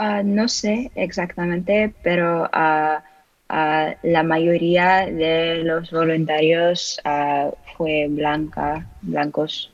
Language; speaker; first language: Spanish; non-native, learner; English